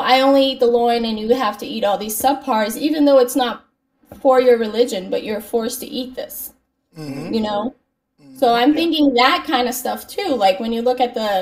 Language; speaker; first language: English; native; English